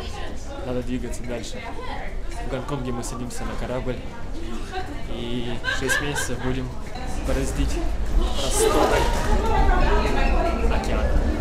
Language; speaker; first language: Russian; native; Russian